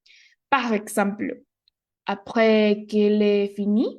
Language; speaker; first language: French; non-native, learner; Spanish